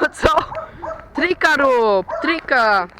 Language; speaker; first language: Polish; native; Polish